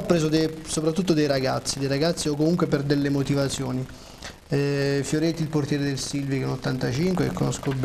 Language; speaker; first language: Italian; native; Italian